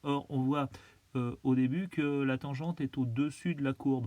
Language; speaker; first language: French; native; French